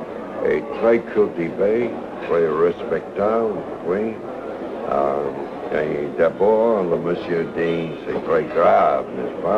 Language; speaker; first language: French; non-native, learner; English